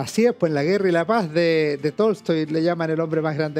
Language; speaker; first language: Spanish; native; Spanish